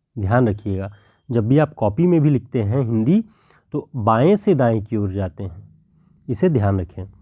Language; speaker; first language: Hindi; native; Hindi